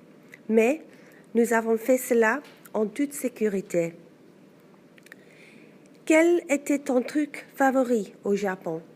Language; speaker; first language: French; non-native, learner; English